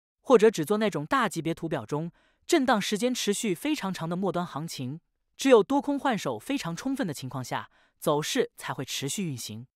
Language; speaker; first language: Chinese; native; Chinese